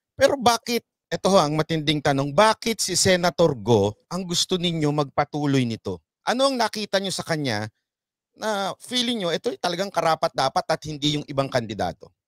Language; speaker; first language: Filipino; native; Filipino